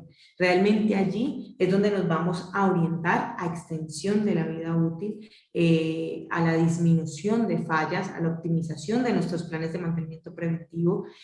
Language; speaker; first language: Spanish; native; Spanish